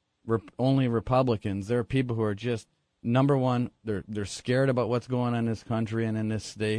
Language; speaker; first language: English; native; English